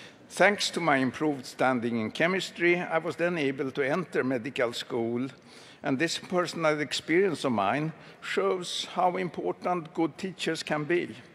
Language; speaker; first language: English; non-native, fluent; Swedish